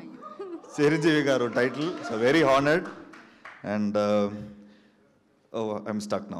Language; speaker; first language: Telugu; non-native, learner; Tamil